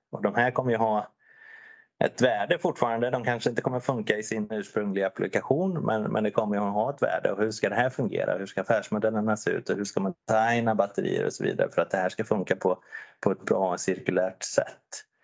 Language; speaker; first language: Swedish; native; Swedish